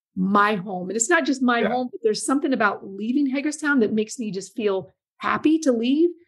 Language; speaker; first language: English; native; English